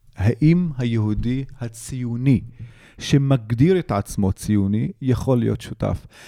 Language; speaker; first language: Hebrew; non-native, local second language; Arabic